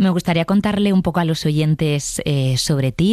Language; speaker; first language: Spanish; native; Spanish